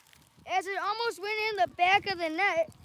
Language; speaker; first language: English; native; English